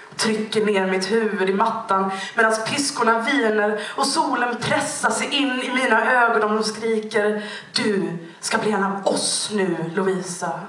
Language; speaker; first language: Swedish; native; Swedish